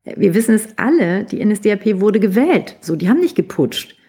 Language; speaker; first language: German; native; German